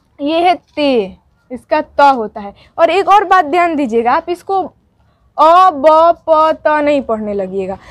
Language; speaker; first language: Hindi; native; Hindi